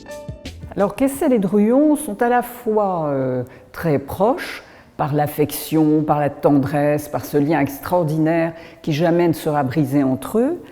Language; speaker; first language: French; native; French